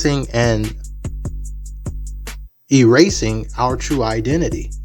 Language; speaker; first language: English; native; English